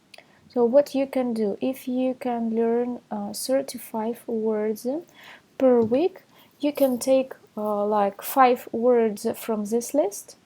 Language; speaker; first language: English; non-native, fluent; Russian